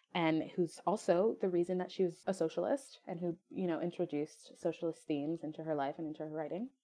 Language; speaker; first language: English; non-native, fluent; French